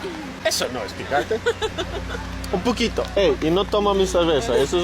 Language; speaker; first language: Spanish; non-native, learner; English